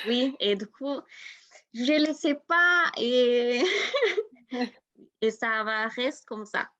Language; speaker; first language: French; non-native, learner; Spanish